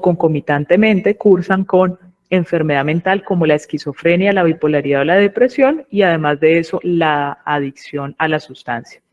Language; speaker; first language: Spanish; native; Spanish